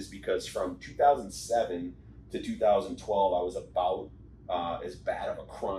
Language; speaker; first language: English; native; English